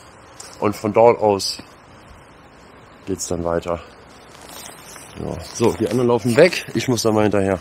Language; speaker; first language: German; native; German